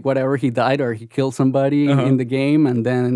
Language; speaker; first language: English; non-native, fluent; Spanish